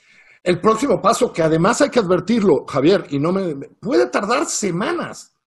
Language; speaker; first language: Spanish; native; Spanish